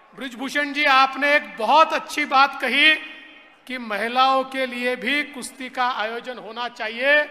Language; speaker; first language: Hindi; non-native, local second language; Marathi